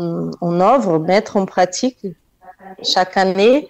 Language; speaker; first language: French; non-native, fluent; Portuguese